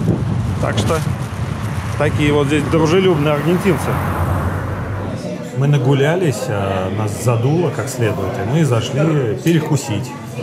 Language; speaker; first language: Russian; native; Russian